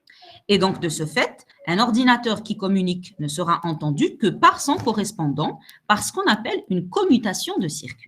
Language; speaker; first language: French; non-native, local second language; Arabic